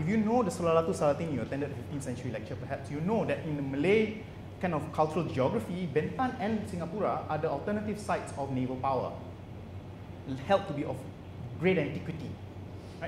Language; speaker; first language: English; non-native, local second language; Malay